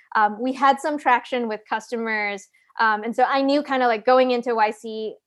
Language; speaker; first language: English; native; English